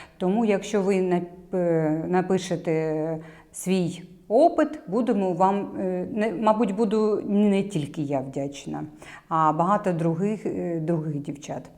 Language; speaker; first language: Ukrainian; non-native, local second language; Russian